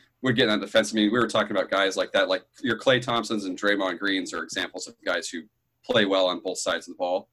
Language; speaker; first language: English; native; English